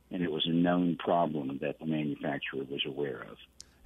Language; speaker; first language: English; native; English